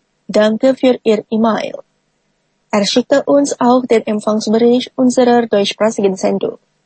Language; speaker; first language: German; non-native, fluent; Indonesian